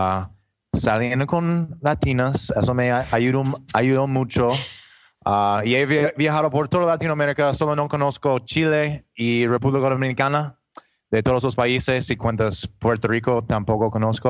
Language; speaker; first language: Spanish; non-native, learner; English